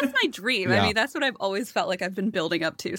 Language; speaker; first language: English; native; English